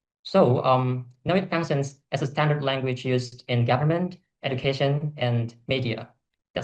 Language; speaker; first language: English; non-native, learner; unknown